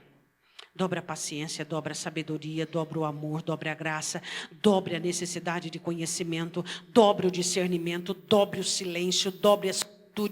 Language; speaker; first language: Portuguese; native; Portuguese